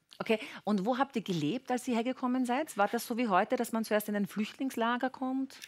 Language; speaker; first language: German; native; German